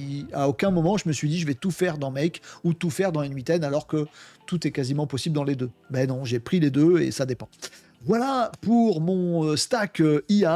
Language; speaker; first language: French; native; French